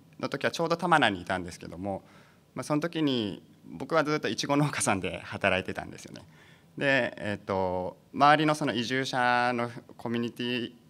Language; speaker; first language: Japanese; native; Japanese